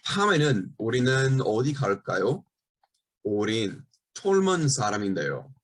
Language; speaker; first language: Korean; non-native, learner; English